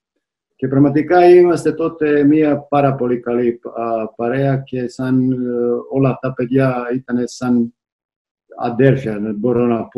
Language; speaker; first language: Greek; non-native, fluent; Serbian